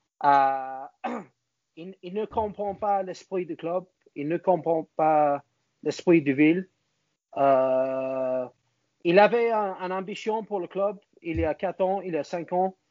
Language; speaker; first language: French; non-native, learner; English